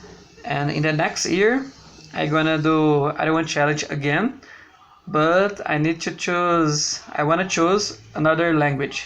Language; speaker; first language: English; non-native, learner; Portuguese